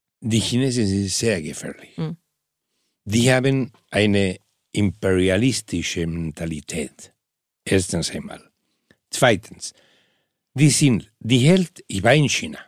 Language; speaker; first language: German; non-native, fluent; Spanish